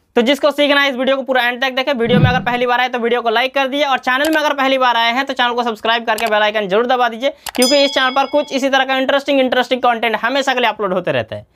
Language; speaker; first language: Hindi; native; Hindi